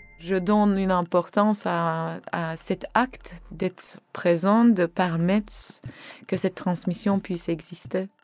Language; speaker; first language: French; non-native, fluent; Turkish